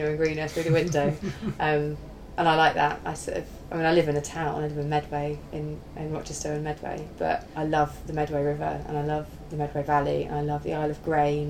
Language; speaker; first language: English; native; English